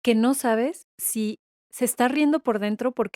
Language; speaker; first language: Spanish; native; Spanish